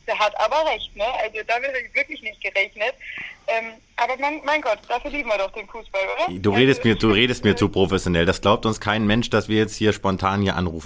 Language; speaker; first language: German; native; German